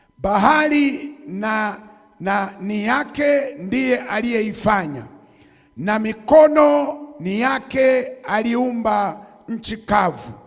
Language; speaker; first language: Swahili; native; Swahili